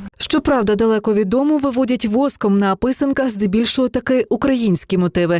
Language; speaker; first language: Ukrainian; native; Ukrainian